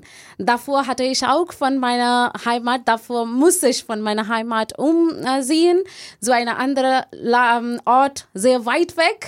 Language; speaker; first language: German; non-native, fluent; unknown